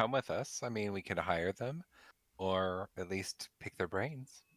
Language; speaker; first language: English; native; English